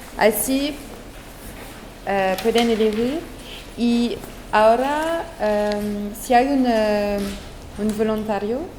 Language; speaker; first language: Spanish; non-native, fluent; French